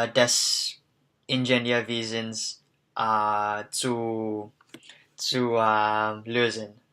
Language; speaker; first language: German; non-native, learner; English